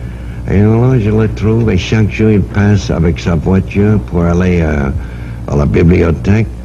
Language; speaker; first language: French; non-native, learner; English